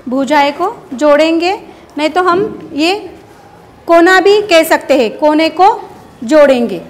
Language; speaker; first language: Hindi; non-native, local second language; Marathi